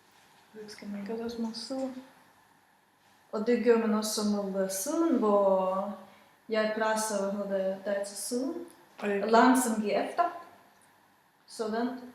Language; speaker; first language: Danish; non-native, fluent; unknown